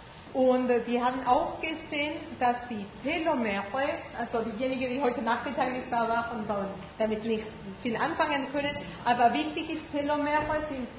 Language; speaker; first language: German; non-native, fluent; Spanish